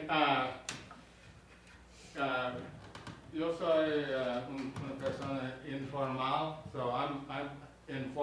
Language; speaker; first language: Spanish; non-native, learner; English